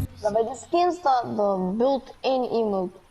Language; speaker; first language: Dutch; early bilingual, other home language; Turkish